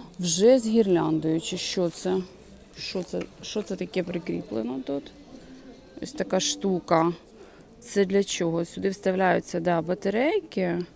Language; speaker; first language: Ukrainian; native; Ukrainian